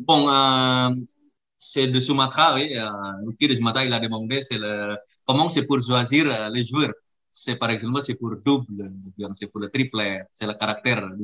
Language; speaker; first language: French; non-native, learner; Indonesian